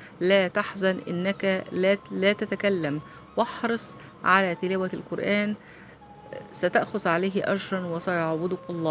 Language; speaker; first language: Arabic; native; Arabic